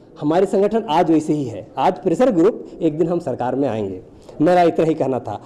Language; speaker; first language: Hindi; native; Hindi